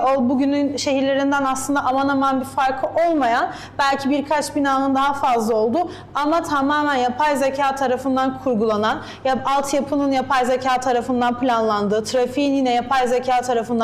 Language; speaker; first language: Turkish; native; Turkish